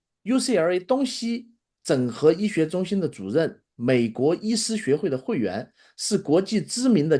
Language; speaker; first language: Chinese; native; Chinese